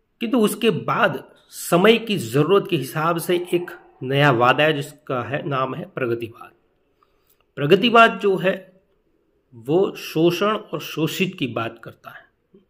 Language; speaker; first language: Hindi; non-native, local second language; Gujarati